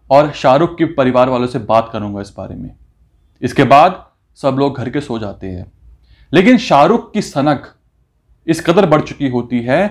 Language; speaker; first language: Hindi; native; Hindi